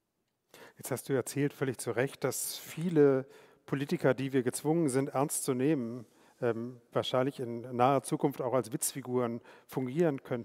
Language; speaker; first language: German; native; German